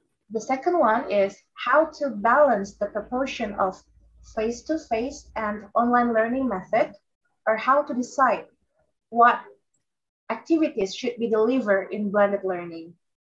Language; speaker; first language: English; non-native, fluent; Indonesian